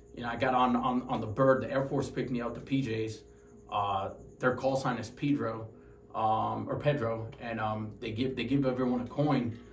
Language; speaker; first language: English; native; English